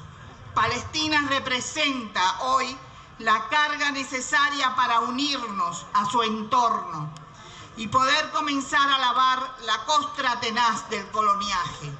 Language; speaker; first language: Spanish; native; Spanish